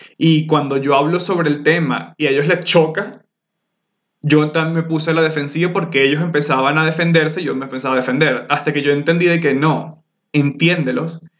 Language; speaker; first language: Spanish; native; Spanish